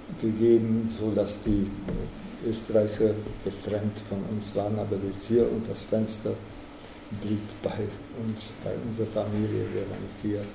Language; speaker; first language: German; non-native, fluent; Czech